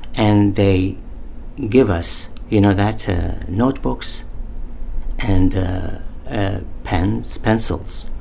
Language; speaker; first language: English; non-native, learner; Arabic